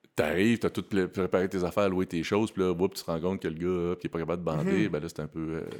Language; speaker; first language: French; native; French